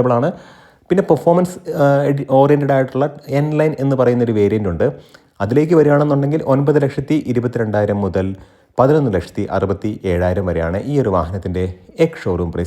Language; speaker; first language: Malayalam; native; Malayalam